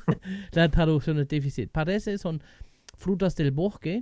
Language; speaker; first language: Spanish; non-native, learner; German